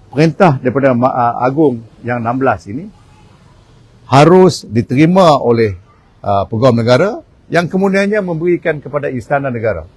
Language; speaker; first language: Malay; native; Malay